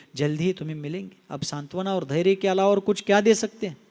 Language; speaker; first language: Hindi; non-native, local second language; Marathi